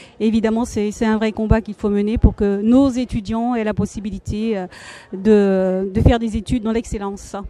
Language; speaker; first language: French; native; French